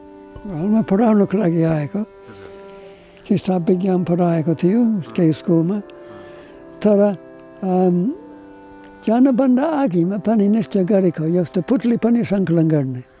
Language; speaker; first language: Nepali; non-native, learner; English